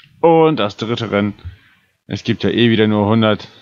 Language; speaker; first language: German; native; German